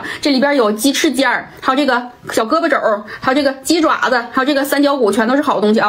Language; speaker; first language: Chinese; native; Chinese